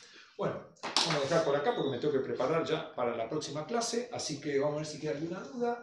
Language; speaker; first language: Spanish; native; Spanish